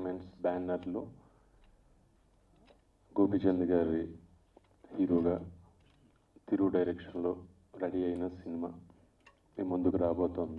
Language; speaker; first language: Telugu; native; Telugu